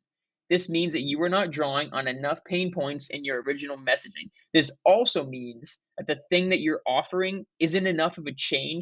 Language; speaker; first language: English; native; English